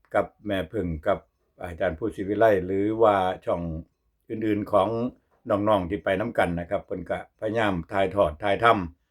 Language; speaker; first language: Thai; native; Thai